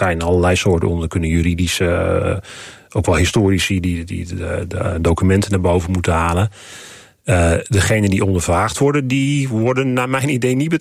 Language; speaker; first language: Dutch; native; Dutch